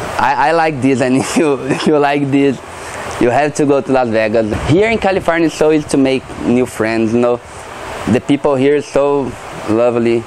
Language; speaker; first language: English; non-native, learner; Portuguese